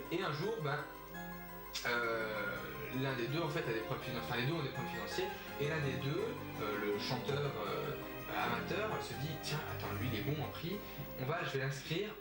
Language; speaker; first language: French; native; French